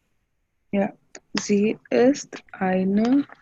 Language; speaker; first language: German; non-native, learner; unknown